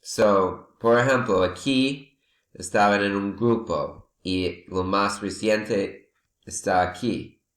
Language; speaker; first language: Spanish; non-native, learner; English